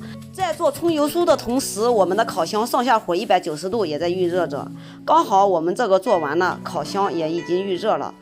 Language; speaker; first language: Chinese; native; Chinese